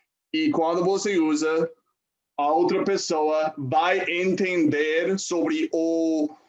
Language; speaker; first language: Portuguese; non-native, fluent; English